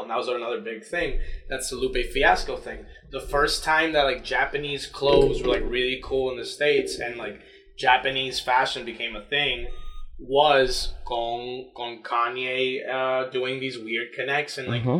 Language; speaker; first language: English; non-native, local second language; Spanish